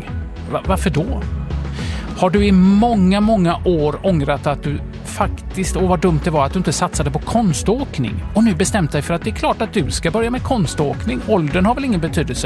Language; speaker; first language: Swedish; native; Swedish